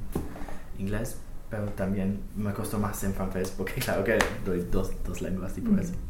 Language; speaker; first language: Spanish; non-native, fluent; English